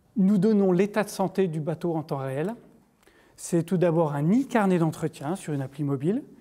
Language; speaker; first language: French; native; French